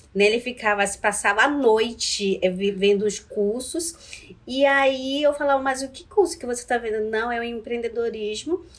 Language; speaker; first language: Portuguese; non-native, local second language; Ticuna